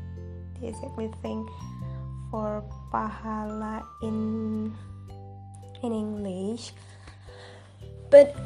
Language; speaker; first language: English; non-native, local second language; Indonesian